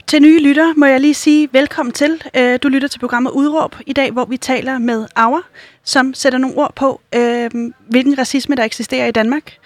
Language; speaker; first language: Danish; native; Danish